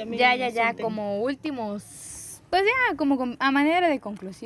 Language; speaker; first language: Spanish; native; Spanish